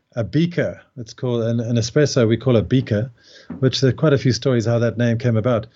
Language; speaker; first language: English; native; English